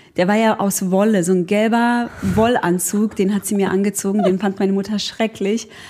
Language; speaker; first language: German; early bilingual, other home language; Croatian